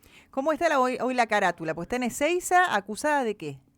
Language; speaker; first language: Spanish; native; Spanish